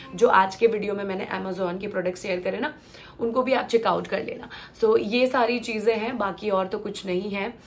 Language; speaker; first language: Hindi; non-native, local second language; Gujarati